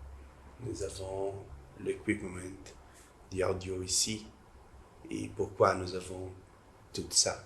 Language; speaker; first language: French; non-native, learner; Portuguese